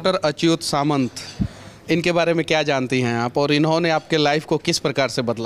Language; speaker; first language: Hindi; native; Hindi